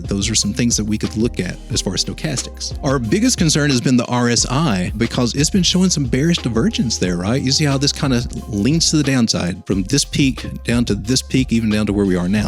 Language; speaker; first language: English; native; English